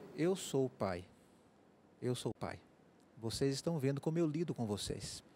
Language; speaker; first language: Portuguese; native; Portuguese